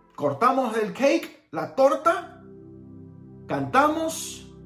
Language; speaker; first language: Spanish; early bilingual, heritage; Spanish